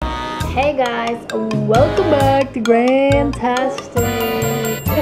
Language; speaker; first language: English; non-native, local second language; Indonesian